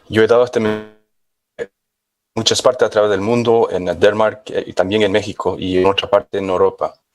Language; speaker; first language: Spanish; non-native, fluent; English